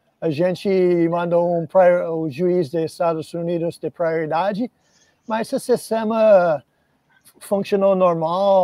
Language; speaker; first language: Portuguese; non-native, fluent; English